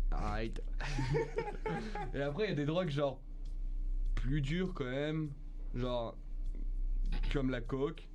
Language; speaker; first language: French; native; French